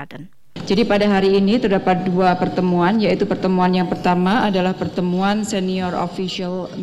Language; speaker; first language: Indonesian; native; Indonesian